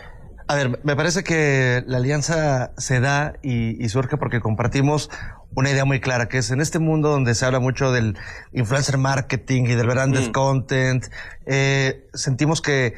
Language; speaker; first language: Spanish; native; Spanish